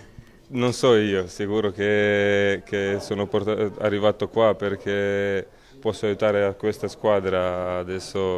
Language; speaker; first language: Italian; non-native, learner; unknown